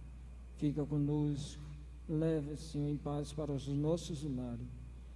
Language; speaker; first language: Portuguese; native; Portuguese